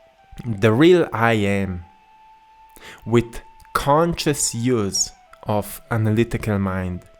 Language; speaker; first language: English; non-native, fluent; Slovenian